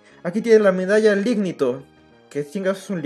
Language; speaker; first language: Spanish; native; Spanish